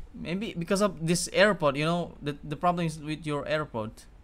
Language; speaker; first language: English; non-native, fluent; Indonesian